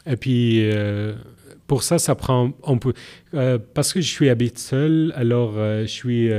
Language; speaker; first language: French; non-native, learner; Arabic